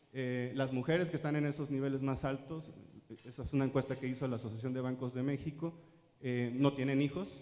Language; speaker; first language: Spanish; native; Spanish